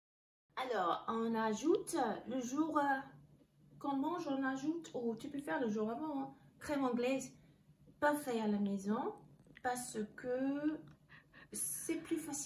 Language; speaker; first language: French; non-native, learner; English